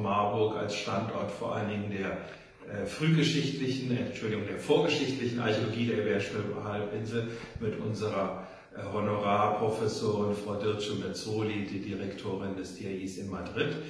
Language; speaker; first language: German; native; German